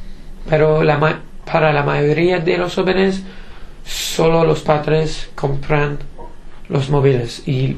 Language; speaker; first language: Spanish; non-native, learner; English